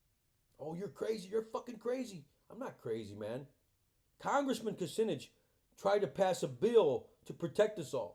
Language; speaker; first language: English; native; English